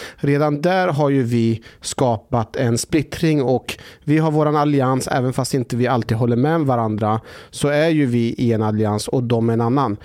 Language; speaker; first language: Swedish; early bilingual, other home language; Persian